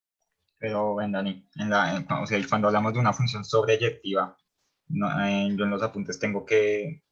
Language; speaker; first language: Spanish; native; Spanish